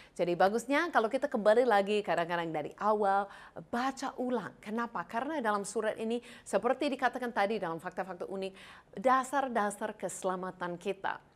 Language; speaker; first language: Indonesian; non-native, fluent; English